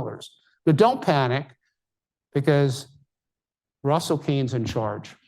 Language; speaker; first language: English; native; English